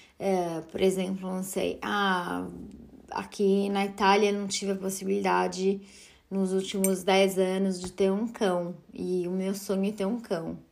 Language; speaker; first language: Portuguese; early bilingual, heritage; Portuguese